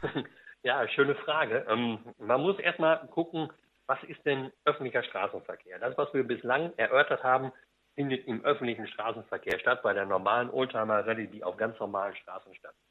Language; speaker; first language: German; native; German